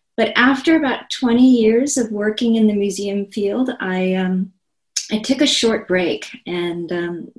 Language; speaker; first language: English; non-native, fluent; Korean